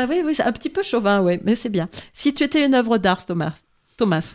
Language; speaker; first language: French; native; French